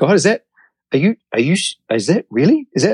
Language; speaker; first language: English; native; English